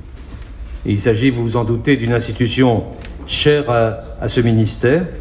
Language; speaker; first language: French; native; French